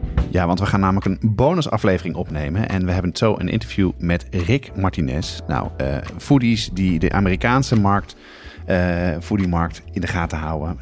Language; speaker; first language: Dutch; native; Dutch